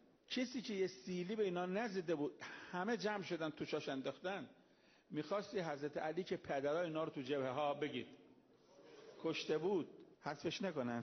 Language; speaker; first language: Persian; native; Persian